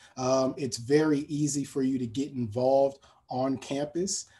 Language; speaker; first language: English; native; English